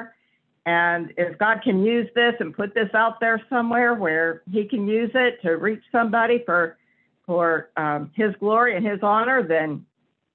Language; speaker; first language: English; native; English